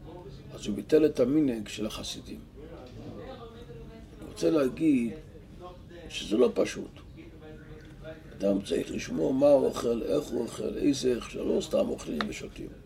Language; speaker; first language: Hebrew; non-native, local second language; Yiddish